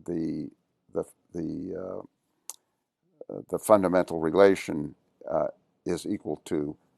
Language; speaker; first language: English; native; English